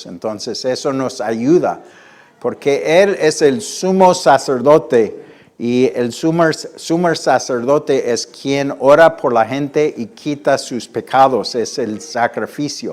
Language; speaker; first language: Spanish; non-native, fluent; English